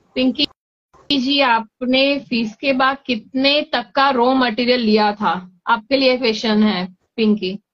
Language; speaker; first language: Hindi; non-native, local second language; Gujarati